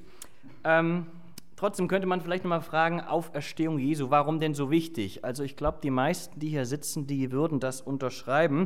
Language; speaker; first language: German; native; German